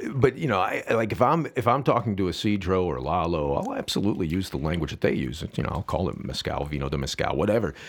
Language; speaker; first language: English; native; English